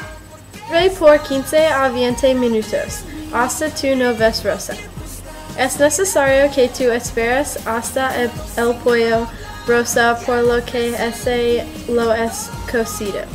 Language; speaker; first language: Spanish; non-native, learner; English